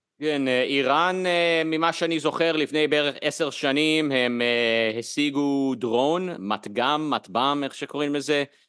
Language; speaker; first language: Hebrew; non-native, fluent; English